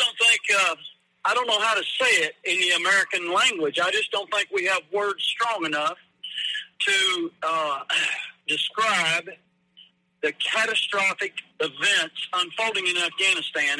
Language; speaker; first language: English; native; English